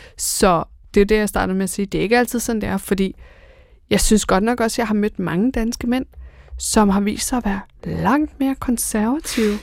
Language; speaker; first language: Danish; early bilingual, other home language; Persian